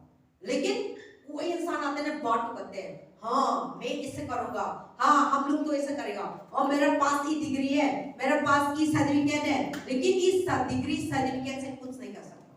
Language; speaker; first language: Hindi; non-native, local second language; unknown